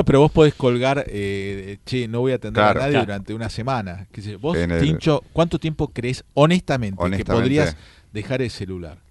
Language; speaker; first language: Spanish; native; Spanish